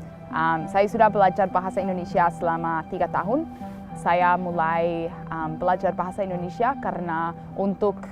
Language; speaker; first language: Indonesian; non-native, fluent; English